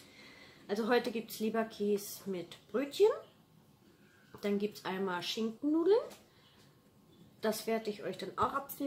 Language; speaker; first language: German; native; German